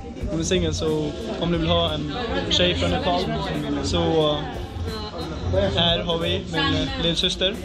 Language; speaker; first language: Swedish; early bilingual, other home language; Nepali